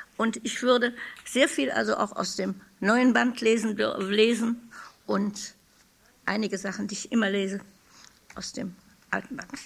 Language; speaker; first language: German; native; German